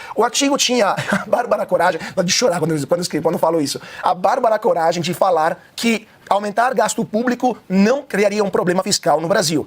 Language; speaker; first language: Portuguese; non-native, fluent; Italian